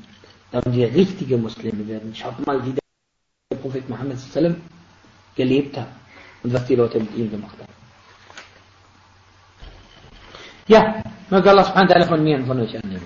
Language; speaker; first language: German; non-native, fluent; Arabic